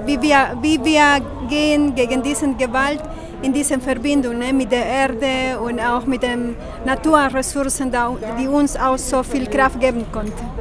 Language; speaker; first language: German; non-native, fluent; Spanish